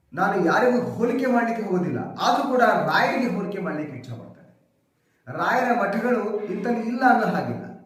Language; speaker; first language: Kannada; non-native, local second language; Lambadi